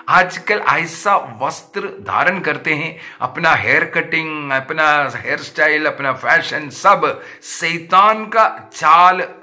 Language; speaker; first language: Hindi; non-native, local second language; Malayalam